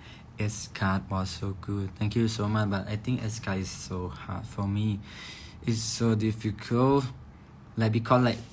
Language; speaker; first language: English; non-native, learner; Thai